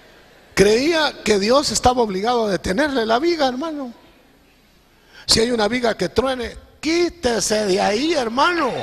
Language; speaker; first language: Spanish; native; Spanish